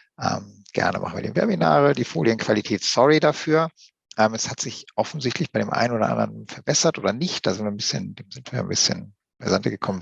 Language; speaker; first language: German; native; German